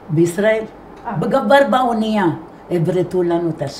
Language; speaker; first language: Hebrew; non-native, fluent; Arabic